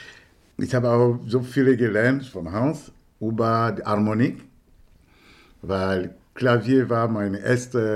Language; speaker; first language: German; non-native, fluent; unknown